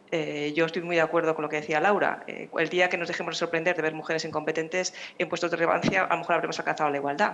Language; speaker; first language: Spanish; native; Spanish